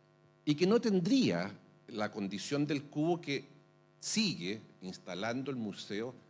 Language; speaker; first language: Spanish; native; Spanish